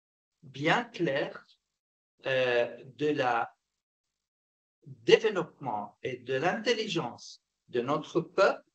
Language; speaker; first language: French; non-native, fluent; Arabic